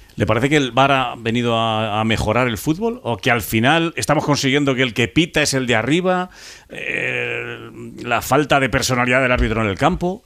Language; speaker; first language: Spanish; native; Spanish